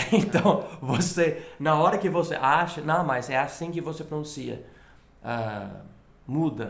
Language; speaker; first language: Portuguese; non-native, fluent; English